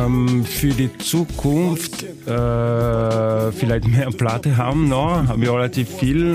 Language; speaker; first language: German; non-native, learner; French